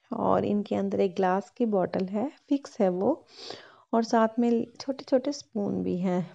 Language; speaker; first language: Hindi; non-native, local second language; Punjabi